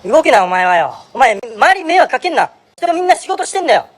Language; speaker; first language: Japanese; native; Japanese